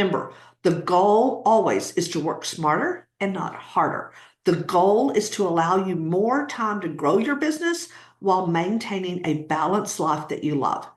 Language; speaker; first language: English; native; English